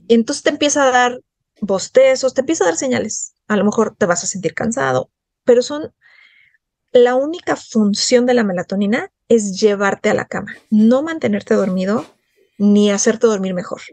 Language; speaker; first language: Spanish; native; Spanish